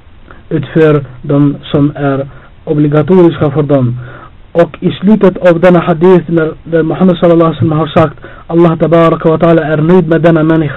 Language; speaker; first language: Swedish; non-native, fluent; Albanian